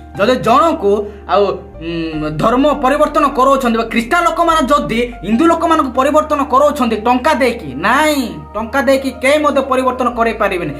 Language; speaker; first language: Odia; non-native, local second language; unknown